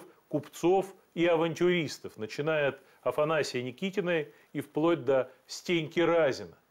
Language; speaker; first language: Russian; native; Russian